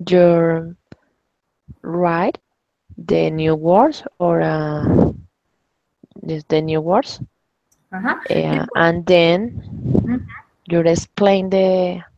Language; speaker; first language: English; non-native, learner; Spanish